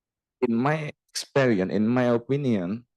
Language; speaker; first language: English; non-native, learner; Indonesian